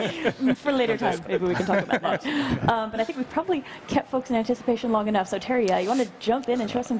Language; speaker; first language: English; native; English